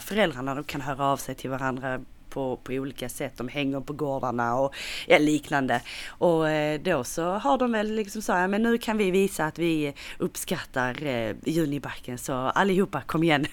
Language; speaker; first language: Swedish; native; Swedish